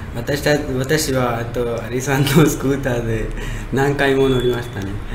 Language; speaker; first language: Japanese; non-native, learner; Hindi